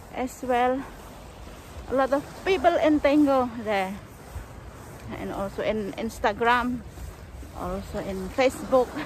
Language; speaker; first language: English; non-native, learner; Indonesian